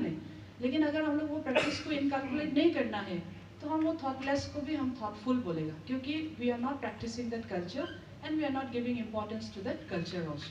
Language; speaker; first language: Hindi; non-native, local second language; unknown